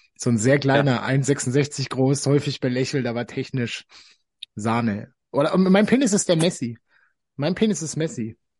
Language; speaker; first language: German; native; German